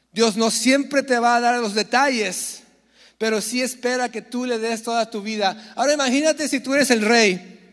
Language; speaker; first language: Spanish; early bilingual, heritage; Spanish